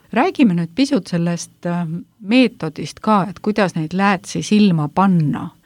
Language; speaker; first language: Estonian; native; Estonian